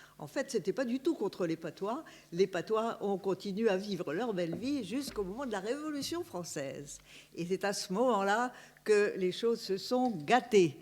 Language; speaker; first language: French; native; French